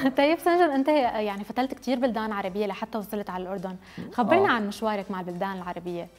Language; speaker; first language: Arabic; native; Arabic